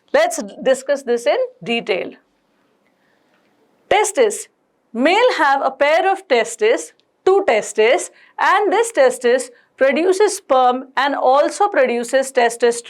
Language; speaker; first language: English; non-native, local second language; Hindi